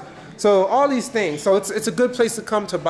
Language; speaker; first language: English; native; English